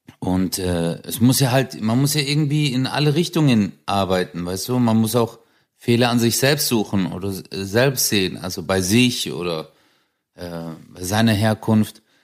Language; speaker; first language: German; early bilingual, other home language; Turkish